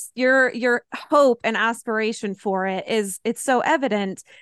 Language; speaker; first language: English; native; English